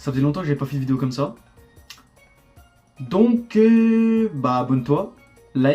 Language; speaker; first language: French; native; French